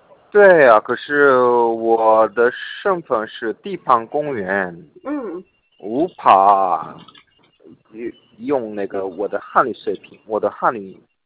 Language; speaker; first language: Chinese; non-native, fluent; Korean